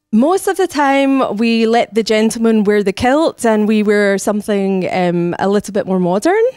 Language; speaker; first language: English; native; English